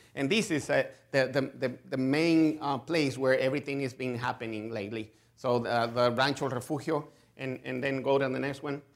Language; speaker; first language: English; non-native, fluent; Spanish